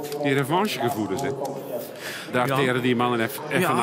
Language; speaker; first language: Dutch; native; Dutch